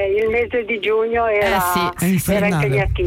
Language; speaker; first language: Italian; native; Italian